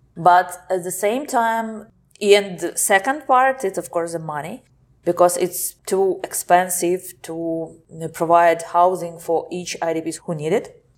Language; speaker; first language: English; non-native, fluent; Ukrainian